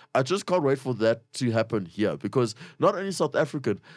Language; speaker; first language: English; native; English